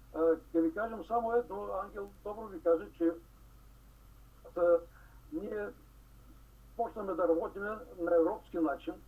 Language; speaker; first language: Macedonian; early bilingual, heritage; Macedonian